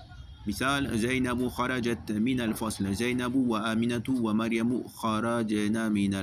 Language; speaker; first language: Arabic; non-native, fluent; French